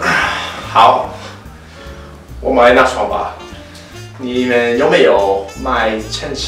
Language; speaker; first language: Chinese; non-native, learner; English